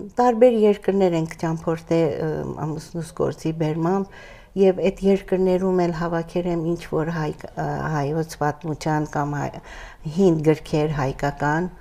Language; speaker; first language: Armenian; early bilingual, heritage; Armenian